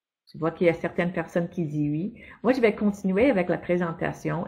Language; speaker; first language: French; non-native, fluent; English